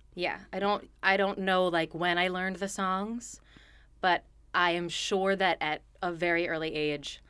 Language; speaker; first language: English; native; English